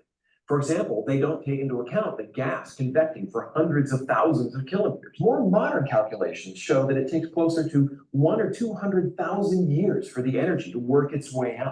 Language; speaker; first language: English; native; English